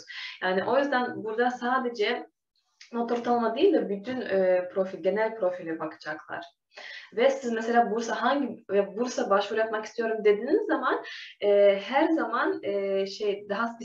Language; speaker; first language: Turkish; non-native, fluent; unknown